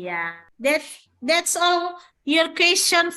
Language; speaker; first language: English; non-native, learner; Indonesian